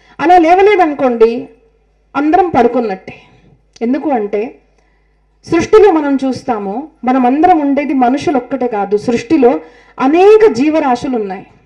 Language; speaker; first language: Telugu; non-native, local second language; Marathi